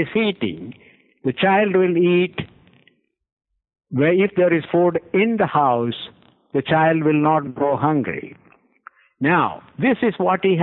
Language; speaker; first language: English; non-native, local second language; Malayalam